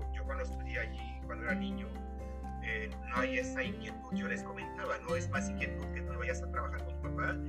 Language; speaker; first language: Spanish; native; Spanish